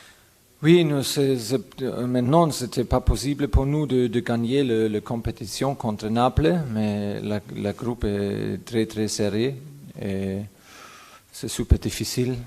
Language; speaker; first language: French; non-native, fluent; German